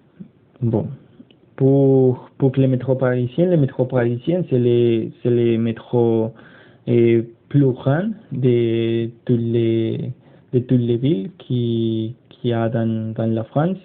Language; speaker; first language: French; non-native, learner; Spanish